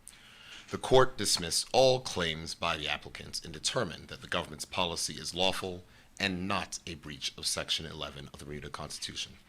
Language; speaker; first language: English; native; English